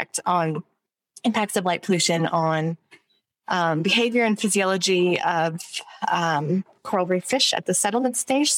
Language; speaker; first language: English; native; English